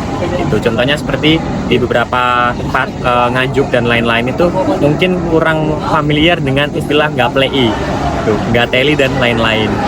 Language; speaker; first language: Indonesian; native; Indonesian